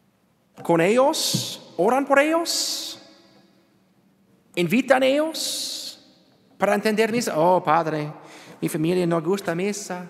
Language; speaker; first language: Spanish; non-native, learner; English